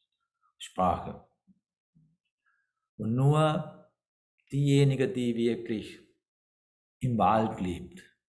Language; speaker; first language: German; non-native, fluent; Sinhala